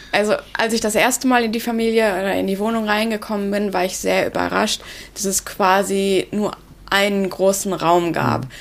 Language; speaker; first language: German; early bilingual, other home language; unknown